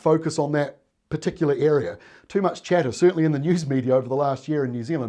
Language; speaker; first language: English; native; English